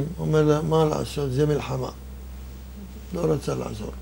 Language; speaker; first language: Hebrew; non-native, fluent; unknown